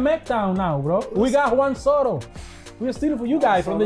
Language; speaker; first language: English; non-native, fluent; Spanish